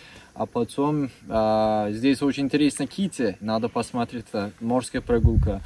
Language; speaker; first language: Russian; non-native, learner; Turkish